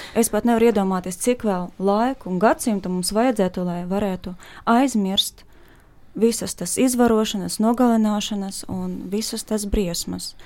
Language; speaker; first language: Latvian; non-native, fluent; Ukrainian